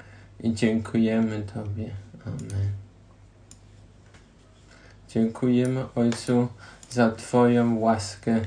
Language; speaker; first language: Polish; non-native, learner; German